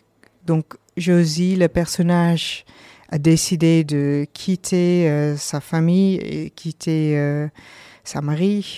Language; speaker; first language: French; non-native, learner; Dutch